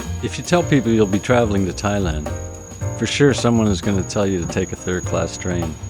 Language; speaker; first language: English; native; English